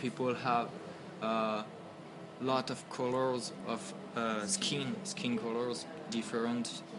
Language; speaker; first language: English; non-native, learner; French